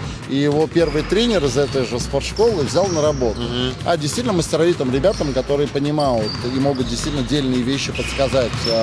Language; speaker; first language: Russian; native; Russian